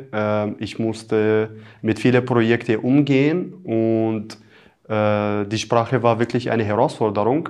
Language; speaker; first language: German; non-native, fluent; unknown